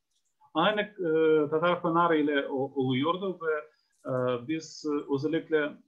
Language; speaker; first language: Turkish; non-native, fluent; Ukrainian